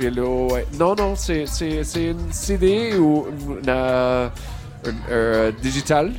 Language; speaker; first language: French; non-native, learner; English